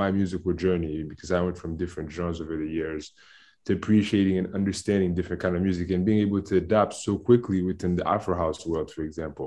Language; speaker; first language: English; non-native, fluent; Haitian Creole